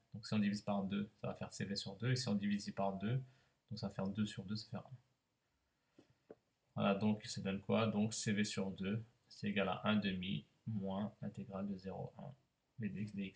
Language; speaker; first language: French; native; French